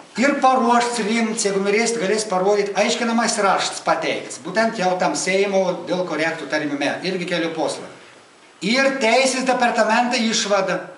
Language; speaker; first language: Lithuanian; native; Lithuanian